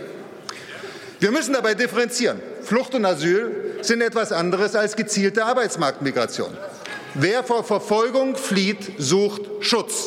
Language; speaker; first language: German; native; German